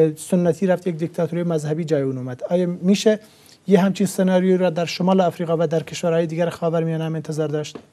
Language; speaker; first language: Persian; non-native, local second language; Central Kurdish